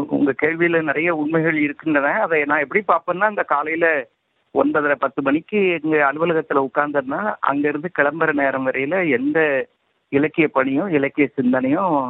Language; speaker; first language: Tamil; native; Tamil